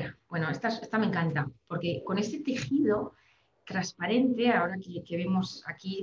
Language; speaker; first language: Spanish; native; Spanish